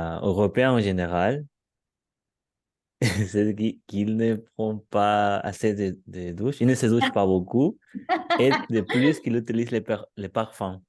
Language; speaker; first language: French; non-native, learner; Spanish